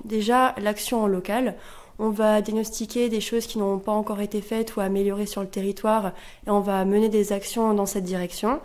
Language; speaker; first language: French; native; French